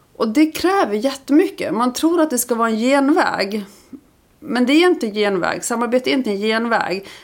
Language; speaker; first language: Swedish; early bilingual, other home language; Icelandic